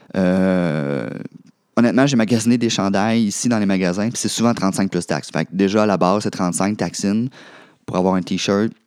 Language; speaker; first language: French; native; French